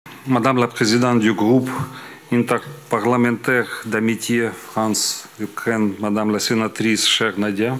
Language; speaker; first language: French; non-native, fluent; Ukrainian